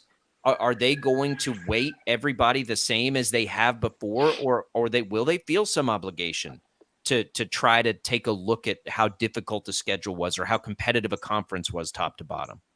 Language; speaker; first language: English; native; English